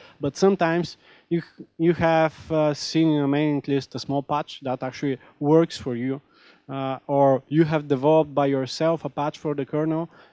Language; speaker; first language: English; non-native, fluent; Bulgarian